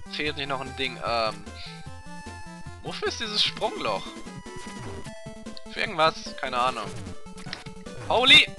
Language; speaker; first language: German; native; German